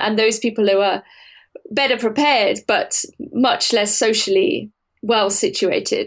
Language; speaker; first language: English; native; English